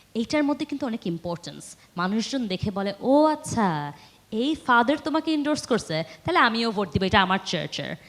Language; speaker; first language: Bangla; early bilingual, heritage; Bangla